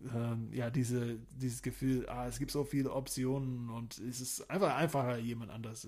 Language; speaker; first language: German; non-native, fluent; English